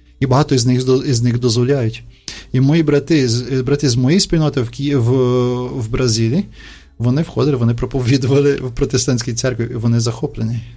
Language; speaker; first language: Ukrainian; non-native, fluent; Portuguese